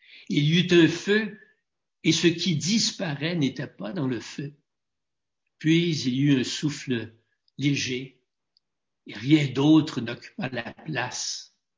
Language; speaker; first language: French; native; French